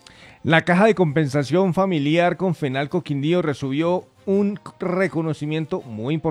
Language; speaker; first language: Spanish; native; Spanish